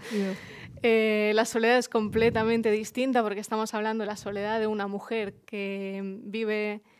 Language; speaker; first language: Spanish; early bilingual, other home language; Russian